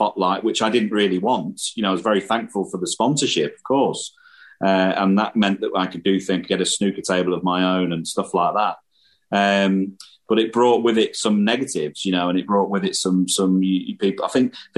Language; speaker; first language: English; native; English